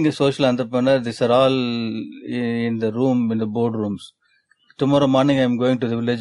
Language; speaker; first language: English; non-native, local second language; Tamil